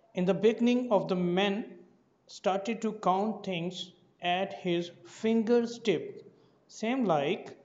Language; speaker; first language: English; non-native, local second language; Urdu